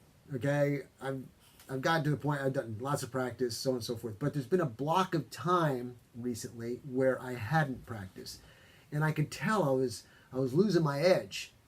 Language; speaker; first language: English; native; English